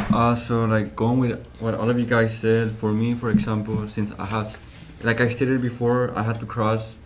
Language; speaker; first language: English; early bilingual, other home language; Spanish